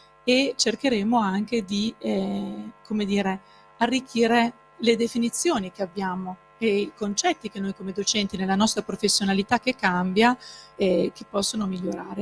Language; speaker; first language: Italian; native; Italian